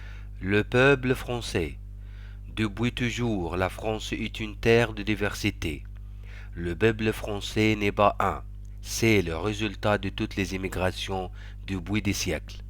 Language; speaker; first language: French; non-native, fluent; Arabic